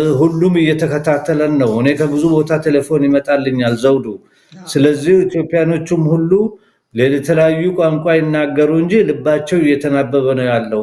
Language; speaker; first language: Amharic; non-native, local second language; Somali